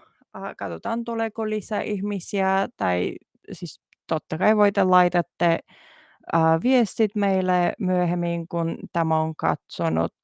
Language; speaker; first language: Finnish; non-native, learner; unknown